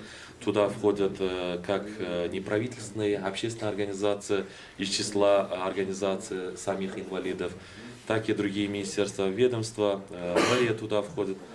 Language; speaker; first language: Russian; non-native, local second language; Kyrgyz